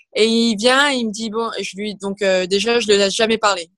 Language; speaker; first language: French; native; French